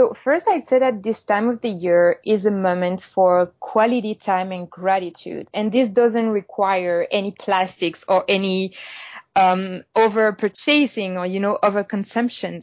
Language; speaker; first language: English; non-native, fluent; French